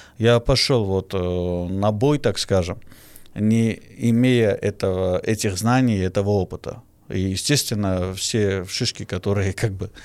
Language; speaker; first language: Russian; non-native, fluent; Armenian